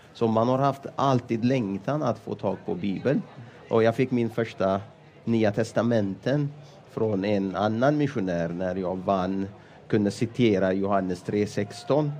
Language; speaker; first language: Swedish; non-native, fluent; Amharic